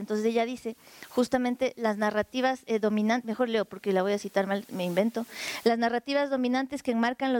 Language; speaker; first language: Spanish; native; Spanish